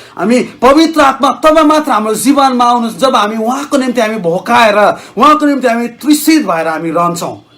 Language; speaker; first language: Nepali; native; Nepali